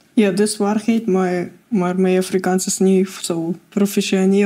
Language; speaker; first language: Dutch; non-native, learner; Russian